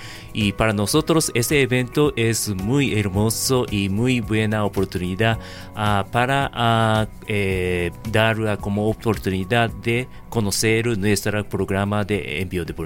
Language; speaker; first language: Spanish; non-native, learner; Japanese